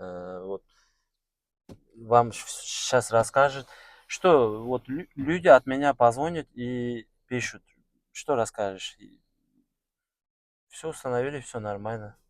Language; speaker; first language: Russian; non-native, learner; Kyrgyz